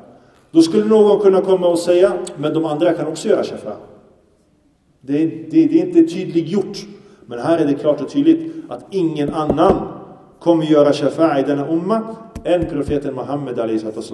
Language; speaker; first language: Swedish; early bilingual, other home language; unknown